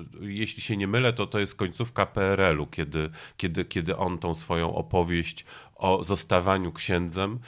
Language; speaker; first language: Polish; native; Polish